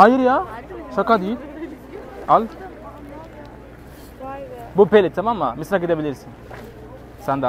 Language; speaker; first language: Turkish; non-native, learner; Arabic